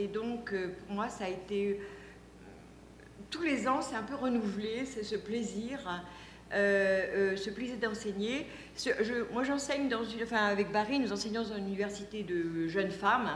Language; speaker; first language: French; native; French